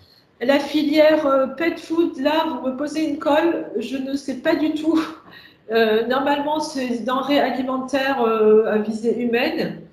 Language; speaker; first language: French; native; French